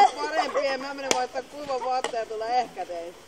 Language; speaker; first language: Finnish; native; Finnish